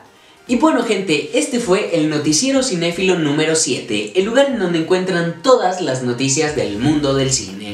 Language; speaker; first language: Spanish; native; Spanish